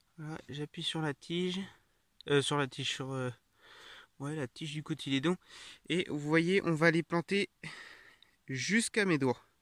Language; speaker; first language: French; native; French